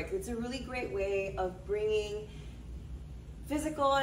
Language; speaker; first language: English; native; English